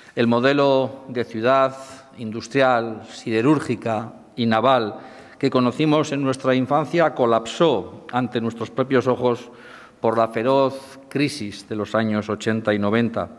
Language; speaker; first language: Spanish; native; Spanish